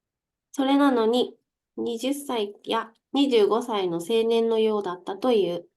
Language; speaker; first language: Japanese; native; Japanese